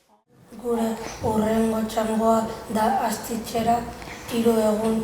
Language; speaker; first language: Basque; non-native, local second language; Spanish